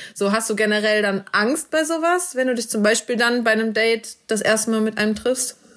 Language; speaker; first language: German; native; German